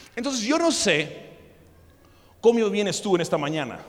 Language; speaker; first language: Spanish; early bilingual, other home language; English